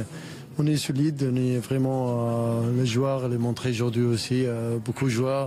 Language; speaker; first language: French; non-native, learner; Arabic